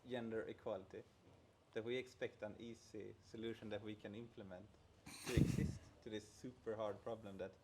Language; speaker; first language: English; non-native, fluent; Swedish